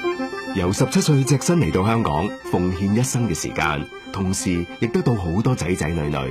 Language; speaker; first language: Cantonese; native; Cantonese